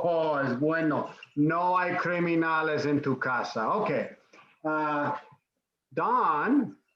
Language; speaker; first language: Spanish; non-native, fluent; English